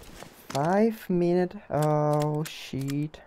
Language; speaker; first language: English; non-native, learner; Russian